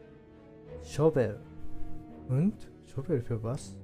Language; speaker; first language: German; non-native, learner; Japanese